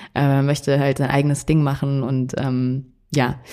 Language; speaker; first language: German; native; German